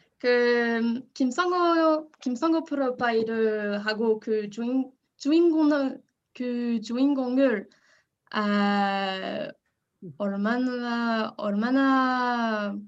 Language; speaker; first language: Korean; non-native, learner; French